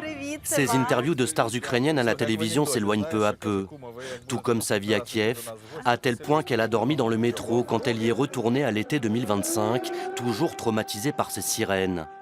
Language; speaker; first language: French; native; French